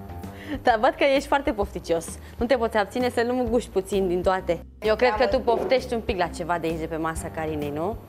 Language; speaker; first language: Romanian; native; Romanian